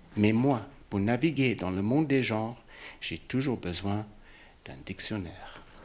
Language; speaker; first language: French; non-native, fluent; English